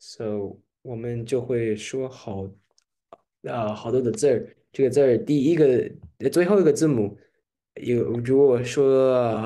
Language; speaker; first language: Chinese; early bilingual, heritage; English